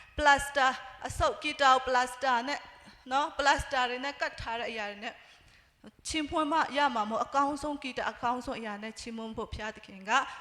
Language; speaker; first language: Burmese; non-native, local second language; Hakha Chin